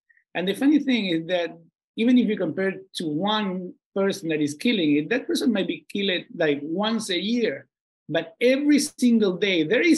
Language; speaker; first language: English; non-native, fluent; Spanish